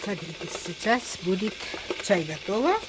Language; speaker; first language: Russian; non-native, local second language; Uzbek